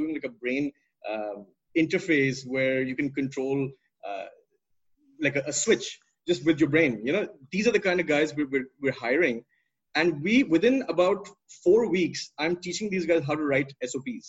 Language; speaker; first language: English; non-native, local second language; Urdu